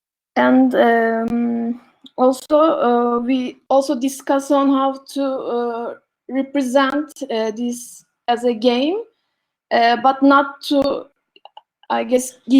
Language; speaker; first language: English; non-native, learner; Turkish